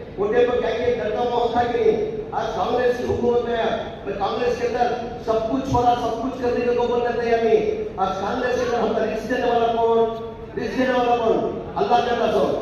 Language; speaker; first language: Hindi; native; Hindi